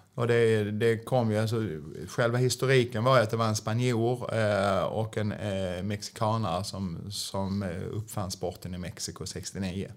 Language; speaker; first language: Swedish; native; Swedish